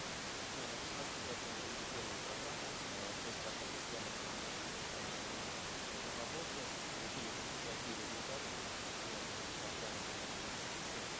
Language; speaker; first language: Russian; native; Russian